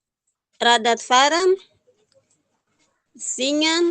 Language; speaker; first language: German; non-native, learner; Indonesian